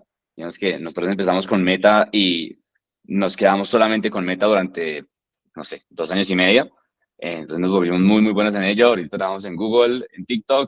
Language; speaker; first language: Spanish; native; Spanish